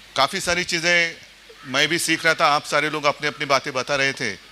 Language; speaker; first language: Hindi; non-native, local second language; Marathi